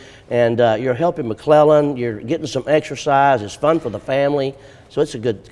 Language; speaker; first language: English; native; English